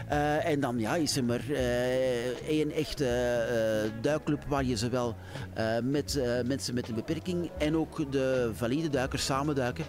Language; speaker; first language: Dutch; native; Dutch